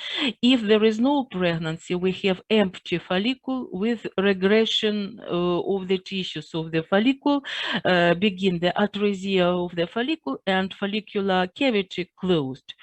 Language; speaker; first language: English; non-native, fluent; Russian